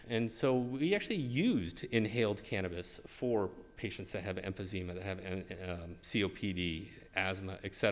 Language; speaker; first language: English; native; English